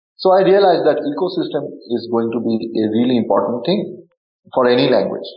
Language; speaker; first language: English; non-native, local second language; Bangla